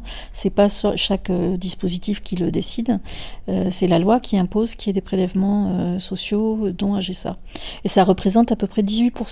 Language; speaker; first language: French; native; French